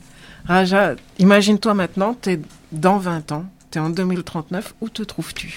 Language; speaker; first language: French; native; French